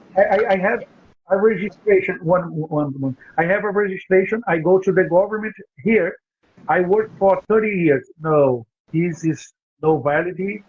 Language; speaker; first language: English; non-native, learner; Portuguese